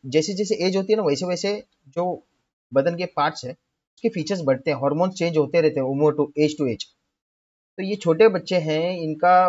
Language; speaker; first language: Hindi; native; Hindi